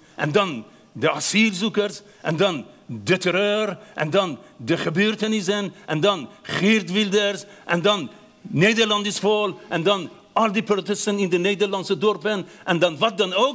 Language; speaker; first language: Dutch; non-native, fluent; Persian